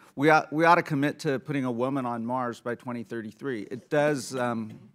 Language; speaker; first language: English; native; English